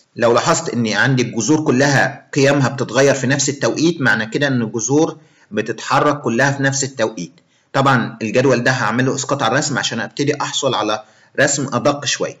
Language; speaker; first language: Arabic; native; Arabic